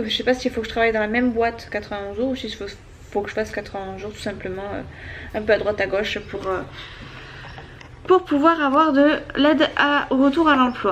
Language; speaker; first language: French; native; French